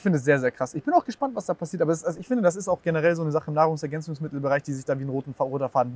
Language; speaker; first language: German; native; German